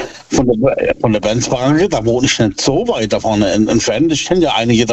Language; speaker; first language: German; native; German